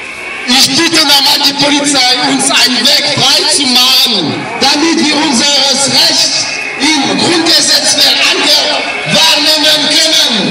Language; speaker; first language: German; non-native, fluent; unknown